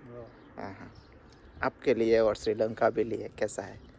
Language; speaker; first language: Hindi; non-native, learner; Bangla